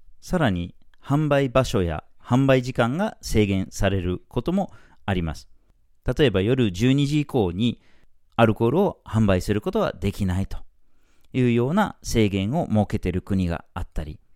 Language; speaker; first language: Japanese; non-native, fluent; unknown